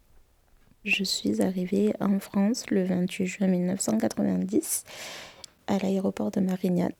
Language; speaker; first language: French; native; French